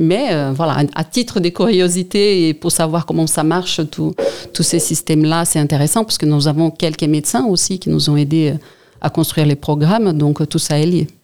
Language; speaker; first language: French; non-native, fluent; Portuguese